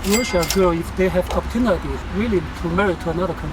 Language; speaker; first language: English; non-native, learner; Chinese